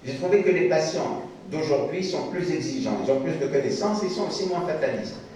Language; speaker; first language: French; non-native, local second language; Arabic